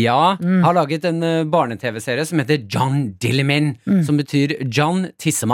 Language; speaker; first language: Norwegian; native; Norwegian